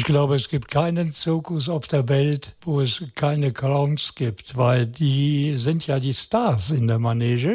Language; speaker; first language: German; native; German